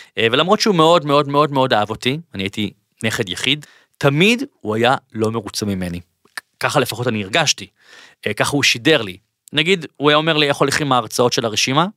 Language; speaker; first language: Hebrew; native; Hebrew